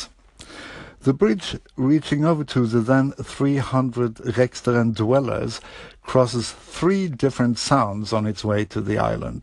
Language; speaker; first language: English; non-native, fluent; Norwegian